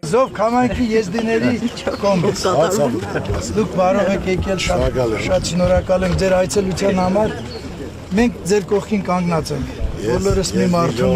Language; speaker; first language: Armenian; non-native, local second language; Kurdish